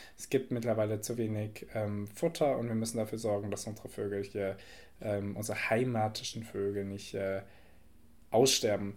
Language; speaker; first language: German; native; German